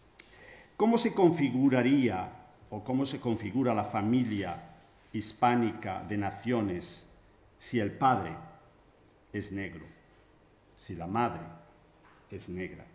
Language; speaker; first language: Spanish; native; Spanish